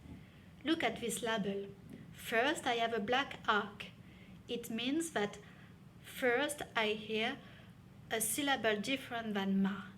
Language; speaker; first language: English; non-native, fluent; French